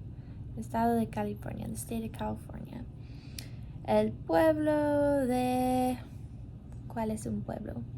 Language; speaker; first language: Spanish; non-native, learner; English